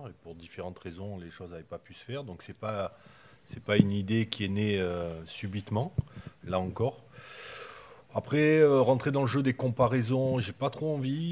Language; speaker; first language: French; native; French